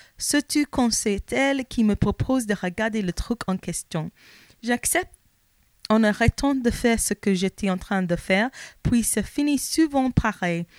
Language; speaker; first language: French; non-native, learner; English